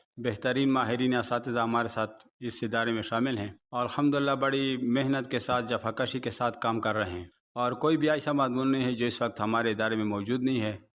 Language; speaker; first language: Urdu; non-native, local second language; Pashto